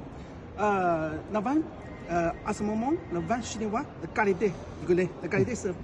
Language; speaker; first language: French; non-native, learner; Chinese